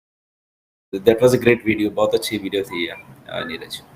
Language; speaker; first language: Hindi; native; Hindi